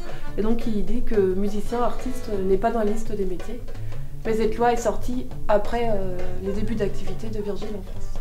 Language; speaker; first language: French; native; French